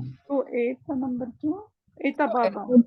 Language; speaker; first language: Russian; non-native, learner; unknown